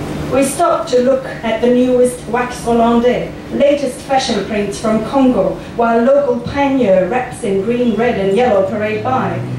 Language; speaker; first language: English; non-native, fluent; Dutch